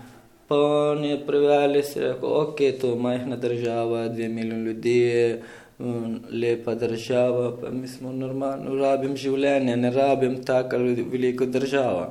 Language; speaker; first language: Slovenian; non-native, learner; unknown